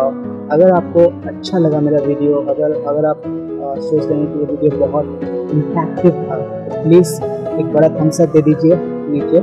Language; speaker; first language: Hindi; non-native, local second language; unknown